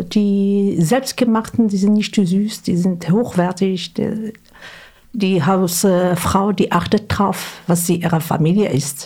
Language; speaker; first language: German; non-native, fluent; Arabic